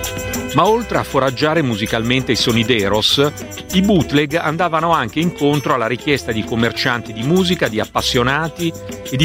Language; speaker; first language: Italian; native; Italian